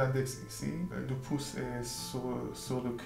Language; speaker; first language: French; non-native, learner; Persian